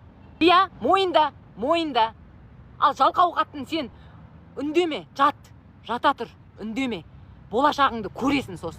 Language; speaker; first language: Kazakh; native; Kazakh